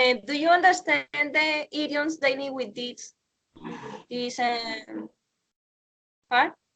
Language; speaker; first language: English; non-native, learner; Spanish